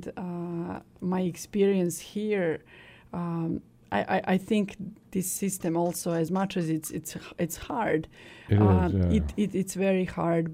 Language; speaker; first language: English; non-native, fluent; Serbian